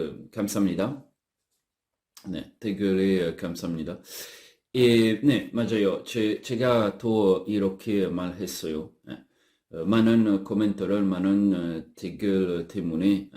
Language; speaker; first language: Korean; non-native, learner; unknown